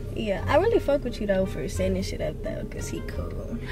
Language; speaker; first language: English; native; English